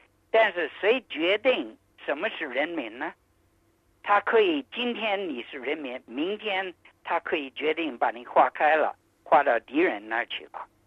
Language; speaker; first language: Chinese; non-native, fluent; English